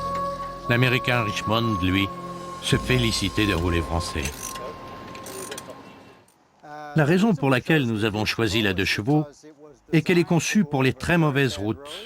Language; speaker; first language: French; native; French